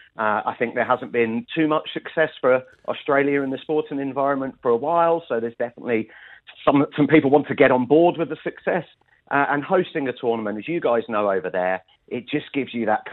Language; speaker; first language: English; native; English